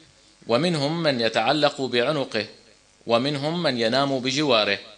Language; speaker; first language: Arabic; native; Arabic